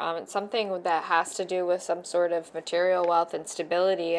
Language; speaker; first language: English; native; English